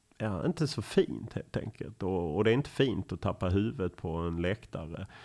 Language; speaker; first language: Swedish; native; Swedish